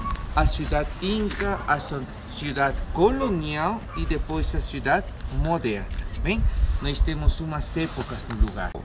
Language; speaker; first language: Portuguese; non-native, learner; Spanish